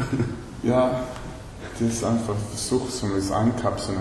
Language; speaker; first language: German; non-native, learner; Swedish